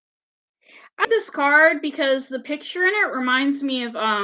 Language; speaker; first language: English; native; English